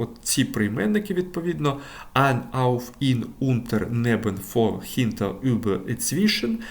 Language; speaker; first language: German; non-native, fluent; Ukrainian